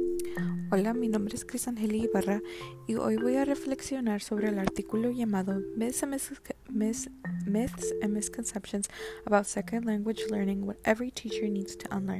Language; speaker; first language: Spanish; early bilingual, heritage; Spanish